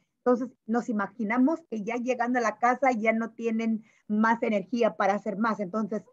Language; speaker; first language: Spanish; early bilingual, heritage; Spanish